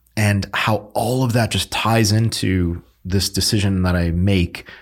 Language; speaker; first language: English; early bilingual, other home language; Filipino